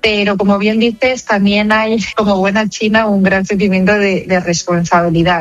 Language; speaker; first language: Spanish; native; Spanish